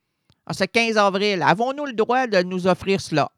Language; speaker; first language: French; native; French